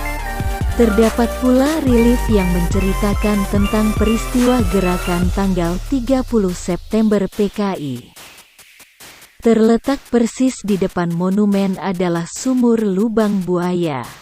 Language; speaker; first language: Indonesian; native; Indonesian